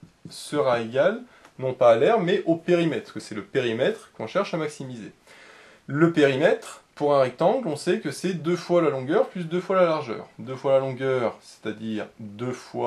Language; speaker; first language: French; native; French